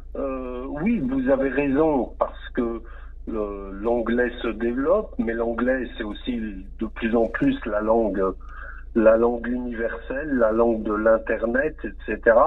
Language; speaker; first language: French; native; French